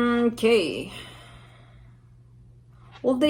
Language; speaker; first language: English; native; English